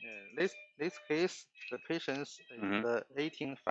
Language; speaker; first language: English; non-native, learner; Chinese